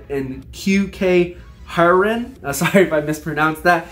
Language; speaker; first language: English; native; English